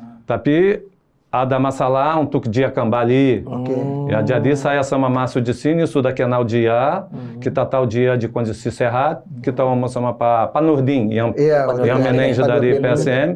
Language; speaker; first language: Indonesian; non-native, fluent; Portuguese